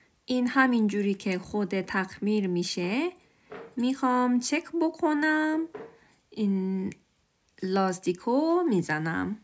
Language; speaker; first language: Persian; non-native, learner; Korean